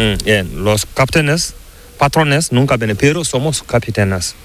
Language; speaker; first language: Spanish; non-native, learner; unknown